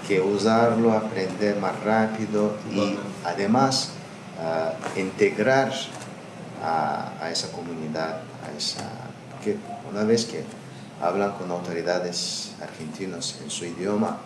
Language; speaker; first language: Spanish; non-native, learner; Azerbaijani